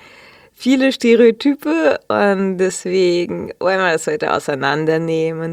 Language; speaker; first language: German; early bilingual, other home language; Russian